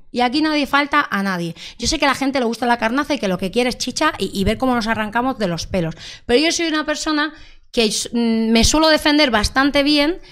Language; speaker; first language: Spanish; native; Spanish